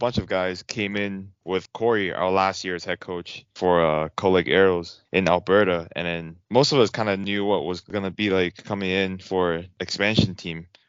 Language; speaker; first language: English; non-native, fluent; Chinese